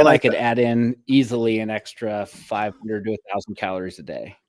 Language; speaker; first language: English; native; English